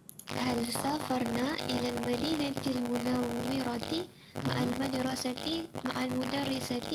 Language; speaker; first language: Arabic; non-native, learner; Malay